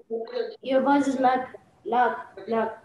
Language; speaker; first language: English; non-native, learner; Arabic